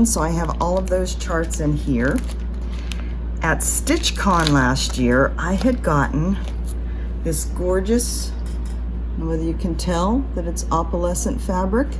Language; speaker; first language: English; native; English